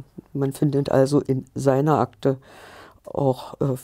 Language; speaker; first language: German; native; German